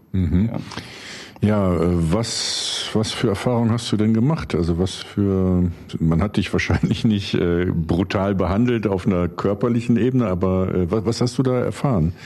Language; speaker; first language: German; native; German